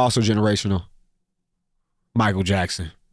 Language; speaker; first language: English; native; English